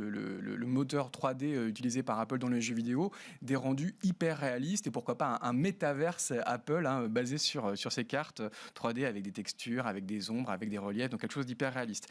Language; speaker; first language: French; native; French